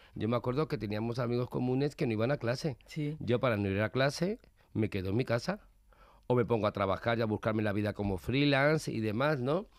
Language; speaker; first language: Spanish; native; Spanish